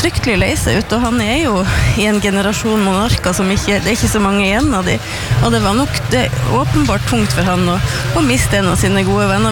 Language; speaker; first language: Norwegian; native; Norwegian